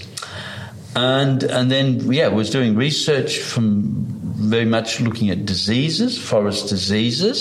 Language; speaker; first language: English; native; English